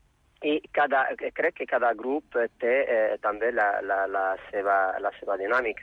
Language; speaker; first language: Catalan; non-native, fluent; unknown